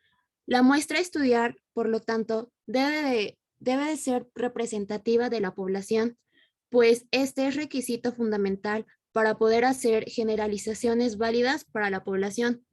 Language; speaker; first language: Spanish; native; Spanish